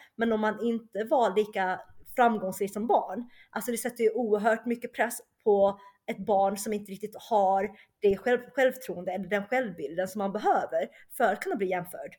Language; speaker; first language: Swedish; early bilingual, other home language; Chinese